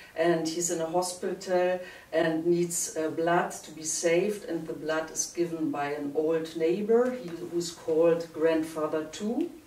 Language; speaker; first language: English; non-native, fluent; German